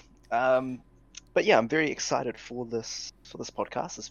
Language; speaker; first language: English; native; English